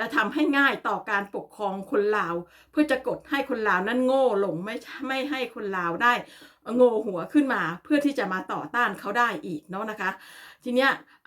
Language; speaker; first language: Thai; native; Thai